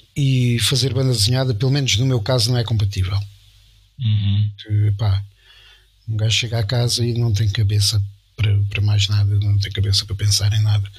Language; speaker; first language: Portuguese; native; Portuguese